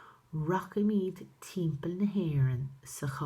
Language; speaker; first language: Irish; non-native, local second language; English